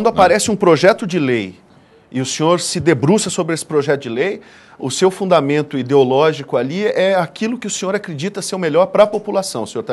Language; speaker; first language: Portuguese; native; Portuguese